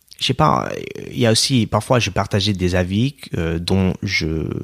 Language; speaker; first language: French; non-native, fluent; English